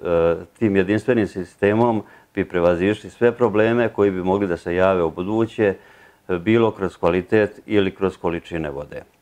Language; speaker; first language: Serbian; native; Serbian